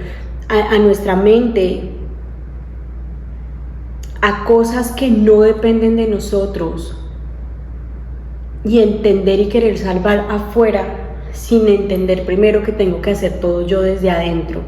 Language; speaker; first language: Spanish; native; Spanish